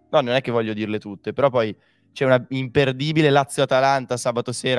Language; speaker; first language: Italian; native; Italian